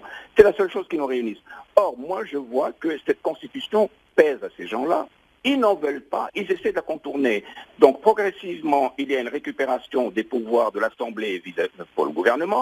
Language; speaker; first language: French; non-native, local second language; Arabic